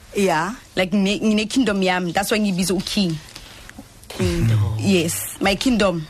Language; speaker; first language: Zulu; non-native, local second language; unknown